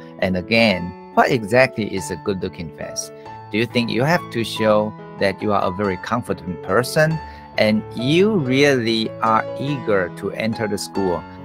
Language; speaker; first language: English; non-native, fluent; Chinese